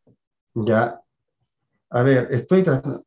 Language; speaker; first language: Spanish; native; Spanish